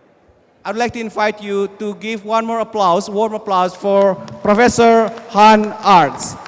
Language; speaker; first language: English; non-native, fluent; Indonesian